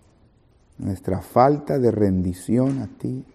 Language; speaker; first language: Spanish; native; Spanish